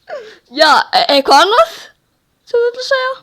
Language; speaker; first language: Icelandic; early bilingual, heritage; English